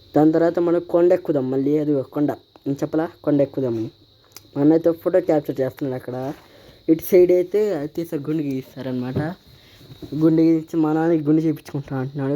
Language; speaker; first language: Telugu; non-native, local second language; Urdu